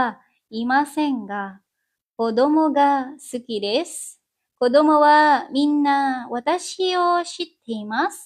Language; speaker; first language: Japanese; non-native, learner; Indonesian